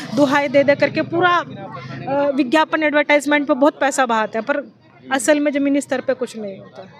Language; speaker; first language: Hindi; native; Hindi